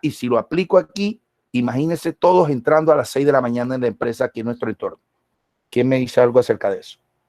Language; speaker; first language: Spanish; native; Spanish